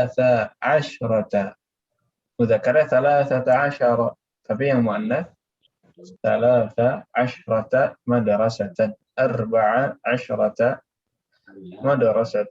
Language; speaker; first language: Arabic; non-native, fluent; Indonesian